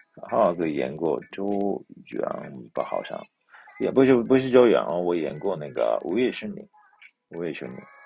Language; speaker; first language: Chinese; non-native, fluent; Japanese